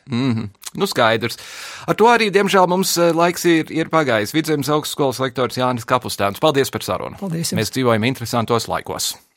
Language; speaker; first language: Latvian; early bilingual, heritage; Latvian